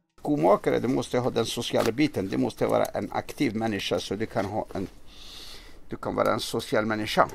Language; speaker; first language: Swedish; non-native, fluent; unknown